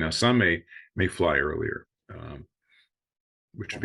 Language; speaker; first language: English; native; English